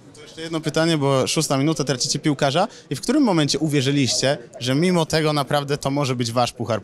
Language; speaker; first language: Polish; native; Polish